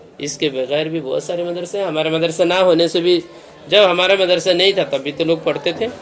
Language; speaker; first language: Urdu; non-native, local second language; Manipuri